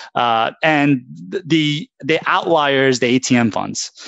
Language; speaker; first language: English; native; English